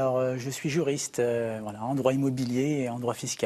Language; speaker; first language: French; native; French